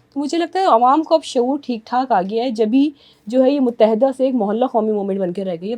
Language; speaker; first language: Urdu; native; Urdu